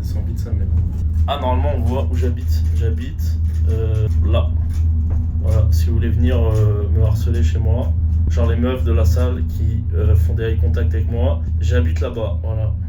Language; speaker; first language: French; native; French